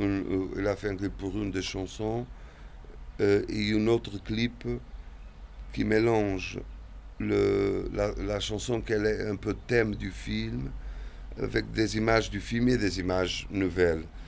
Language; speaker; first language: French; non-native, fluent; Portuguese